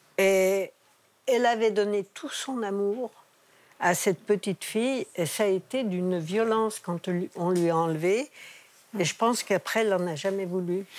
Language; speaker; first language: French; native; French